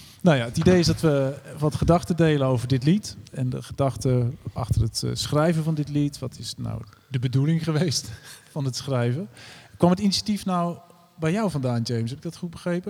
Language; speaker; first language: Dutch; native; Dutch